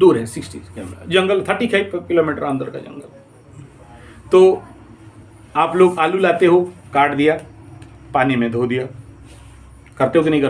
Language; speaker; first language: Hindi; non-native, local second language; Odia